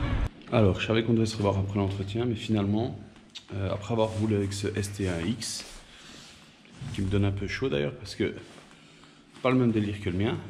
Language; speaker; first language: French; native; French